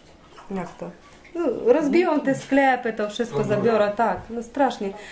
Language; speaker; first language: Polish; non-native, learner; Ukrainian